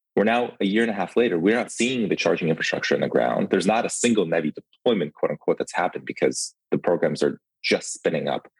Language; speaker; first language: English; early bilingual, other home language; Ukrainian